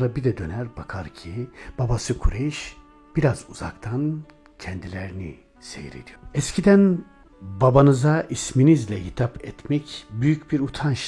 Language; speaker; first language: Turkish; native; Turkish